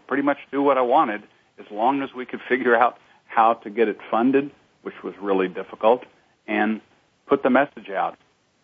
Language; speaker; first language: English; native; English